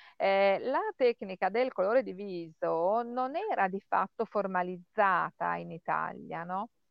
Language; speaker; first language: Italian; native; Italian